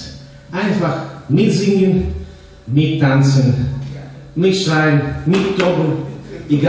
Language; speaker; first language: German; non-native, fluent; Russian